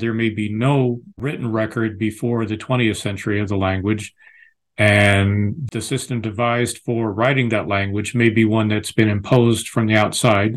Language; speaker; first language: English; native; English